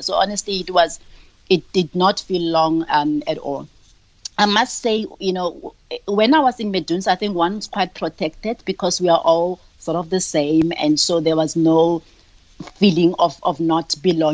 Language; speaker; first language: English; non-native, local second language; Tswana